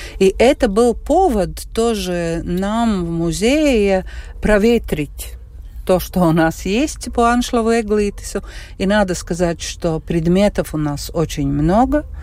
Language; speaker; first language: Russian; non-native, local second language; Latvian